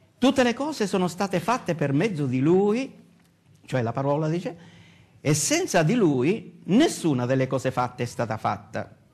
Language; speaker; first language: Italian; native; Italian